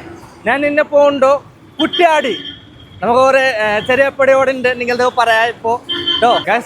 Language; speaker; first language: Malayalam; non-native, learner; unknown